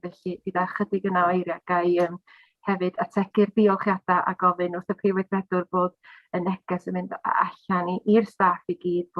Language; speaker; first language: Welsh; native; Welsh